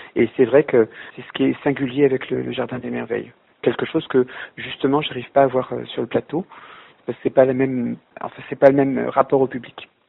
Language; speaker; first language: French; native; French